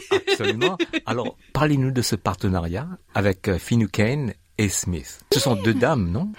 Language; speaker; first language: French; native; French